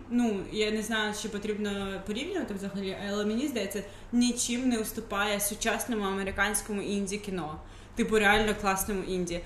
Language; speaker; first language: Ukrainian; non-native, local second language; Russian